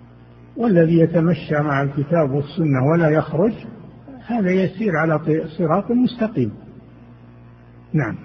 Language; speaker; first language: Arabic; native; Arabic